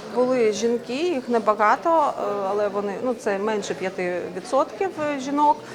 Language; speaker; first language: Ukrainian; native; Ukrainian